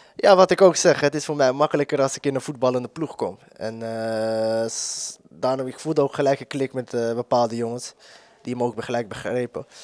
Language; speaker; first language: Dutch; native; Dutch